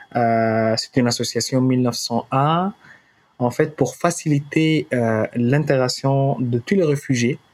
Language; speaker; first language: French; non-native, fluent; Arabic